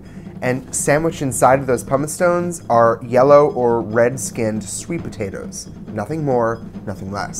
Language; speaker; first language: English; native; English